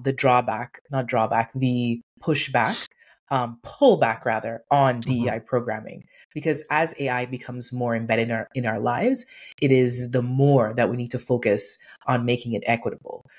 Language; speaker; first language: English; native; English